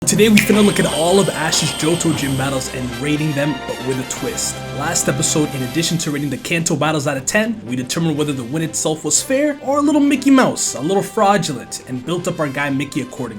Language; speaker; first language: English; native; English